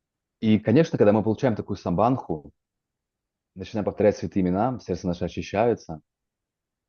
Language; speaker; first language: Russian; native; Russian